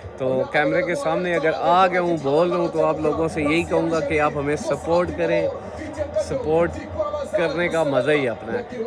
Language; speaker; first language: Urdu; non-native, local second language; Punjabi